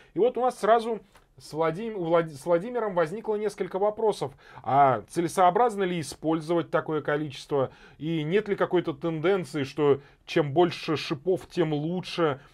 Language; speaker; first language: Russian; native; Russian